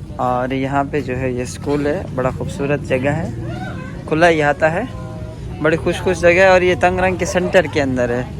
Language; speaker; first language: Urdu; non-native, local second language; Punjabi